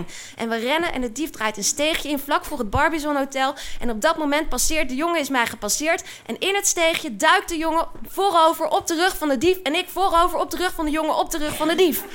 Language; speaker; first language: Dutch; native; Dutch